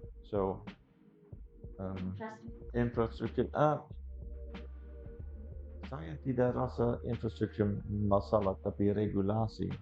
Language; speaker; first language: Indonesian; non-native, fluent; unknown